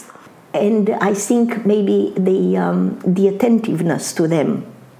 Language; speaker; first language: English; non-native, fluent; Romanian